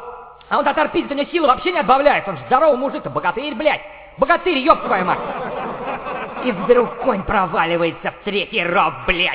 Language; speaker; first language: Russian; native; Russian